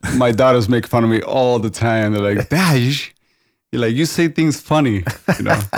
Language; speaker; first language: English; non-native, fluent; Spanish